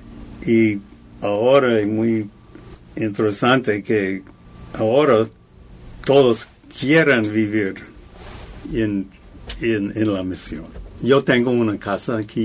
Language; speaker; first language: Spanish; non-native, fluent; English